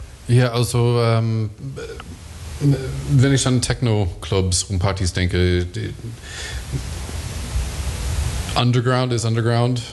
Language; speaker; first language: German; non-native, learner; English